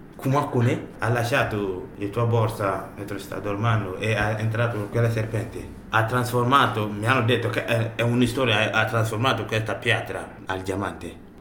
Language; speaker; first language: Italian; non-native, learner; Bambara